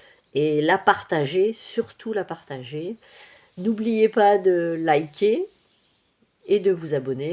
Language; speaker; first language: French; native; French